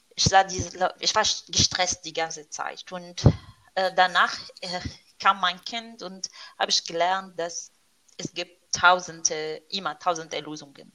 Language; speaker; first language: German; non-native, fluent; Arabic